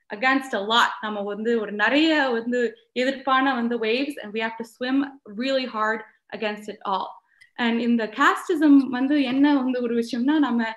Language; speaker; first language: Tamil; early bilingual, heritage; Tamil